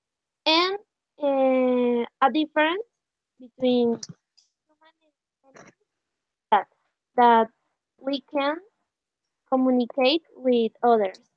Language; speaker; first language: English; non-native, learner; Spanish